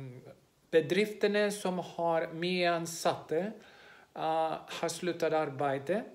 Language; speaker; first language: Swedish; non-native, fluent; Greek